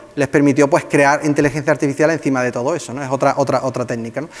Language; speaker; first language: Spanish; native; Spanish